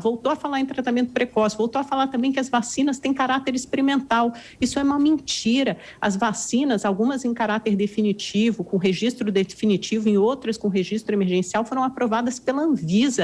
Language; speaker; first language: Portuguese; native; Portuguese